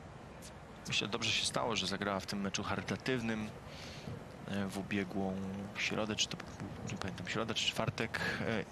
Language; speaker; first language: Polish; native; Polish